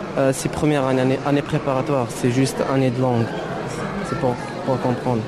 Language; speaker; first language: French; non-native, learner; Arabic